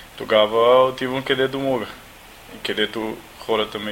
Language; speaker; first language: Bulgarian; non-native, learner; Portuguese